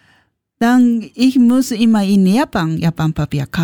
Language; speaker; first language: German; non-native, learner; Japanese